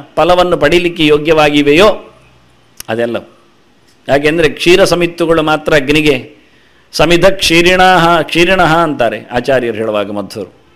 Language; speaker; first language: Kannada; non-native, local second language; Tulu